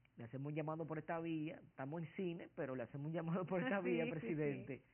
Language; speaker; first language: Spanish; native; Spanish